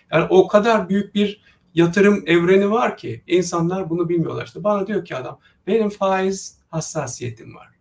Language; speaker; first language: Turkish; native; Turkish